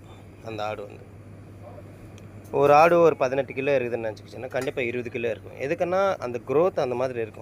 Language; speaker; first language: Tamil; native; Tamil